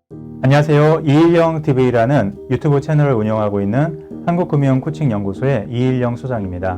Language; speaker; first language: Korean; native; Korean